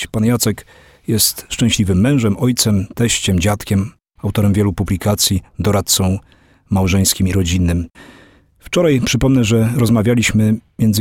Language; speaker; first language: Polish; native; Polish